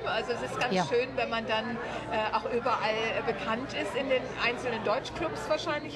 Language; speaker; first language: German; native; German